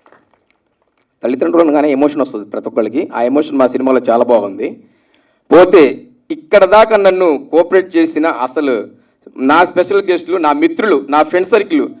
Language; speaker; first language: Telugu; native; Telugu